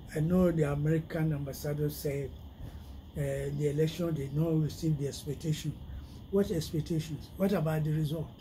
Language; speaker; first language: English; non-native, local second language; Yoruba